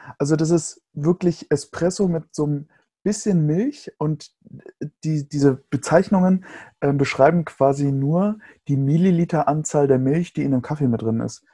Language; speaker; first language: German; native; German